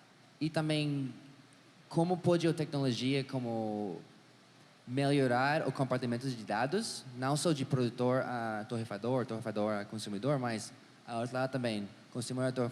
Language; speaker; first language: Portuguese; non-native, learner; English